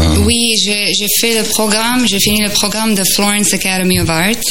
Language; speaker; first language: French; non-native, fluent; Croatian